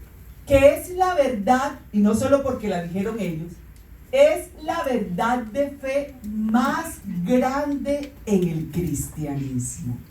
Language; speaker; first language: Spanish; native; Spanish